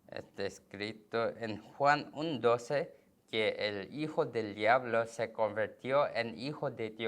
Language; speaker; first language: Spanish; non-native, learner; Korean